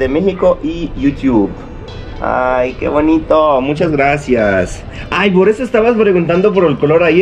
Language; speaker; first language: Spanish; non-native, fluent; Arabic